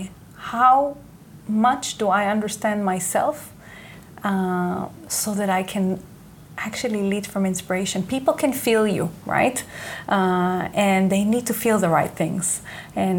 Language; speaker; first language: English; non-native, fluent; Hebrew